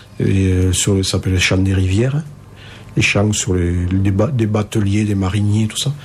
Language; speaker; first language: French; native; French